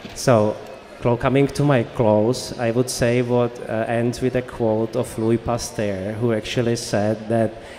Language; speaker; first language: English; non-native, fluent; Czech